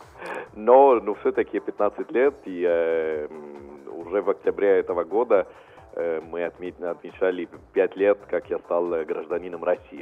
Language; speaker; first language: Russian; non-native, fluent; Italian